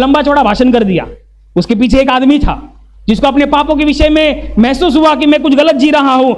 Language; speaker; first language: Hindi; non-native, local second language; Marathi